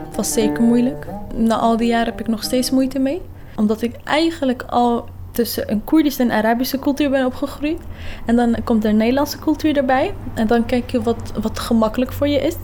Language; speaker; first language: Dutch; early bilingual, other home language; Kurdish